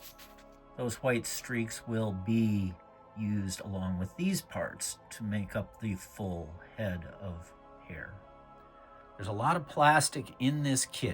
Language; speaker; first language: English; native; English